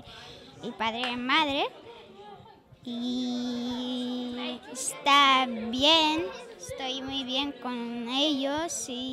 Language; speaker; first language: Spanish; non-native, learner; Arabic